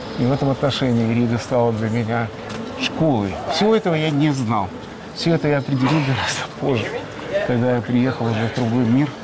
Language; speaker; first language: Russian; native; Russian